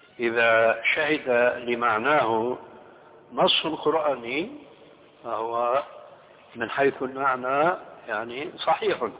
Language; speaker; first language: Arabic; early bilingual, other home language; Albanian